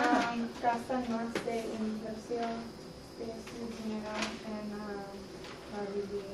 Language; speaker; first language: Spanish; non-native, learner; English